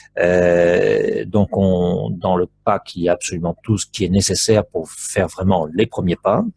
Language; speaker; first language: French; native; French